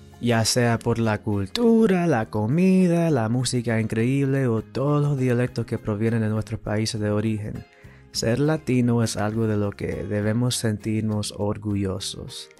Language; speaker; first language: Spanish; early bilingual, heritage; Spanish